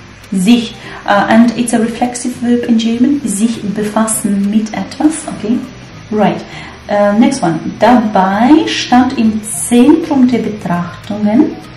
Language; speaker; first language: German; non-native, fluent; Russian